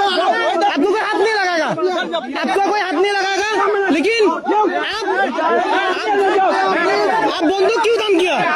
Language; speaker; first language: Hindi; non-native, learner; Bangla